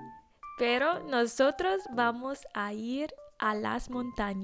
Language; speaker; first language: Spanish; non-native, learner; English